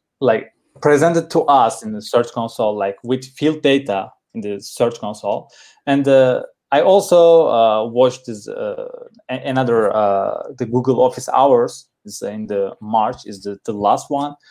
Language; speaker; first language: English; non-native, learner; Turkish